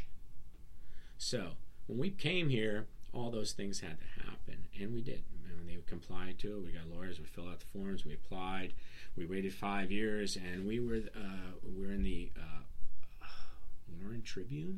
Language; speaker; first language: English; early bilingual, other home language; Serbian